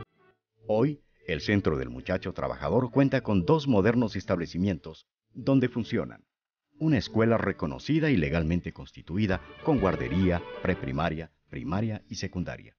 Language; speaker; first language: Spanish; native; Spanish